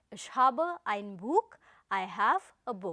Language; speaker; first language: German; non-native, fluent; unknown